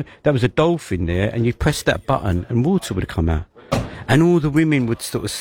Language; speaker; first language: English; native; English